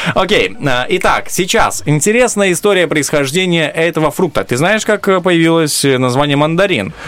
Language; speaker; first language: Russian; non-native, local second language; Romanian